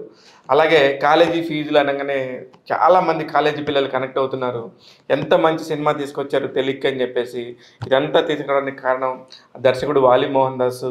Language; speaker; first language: Telugu; native; Telugu